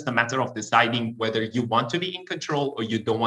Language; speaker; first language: English; non-native, fluent; Persian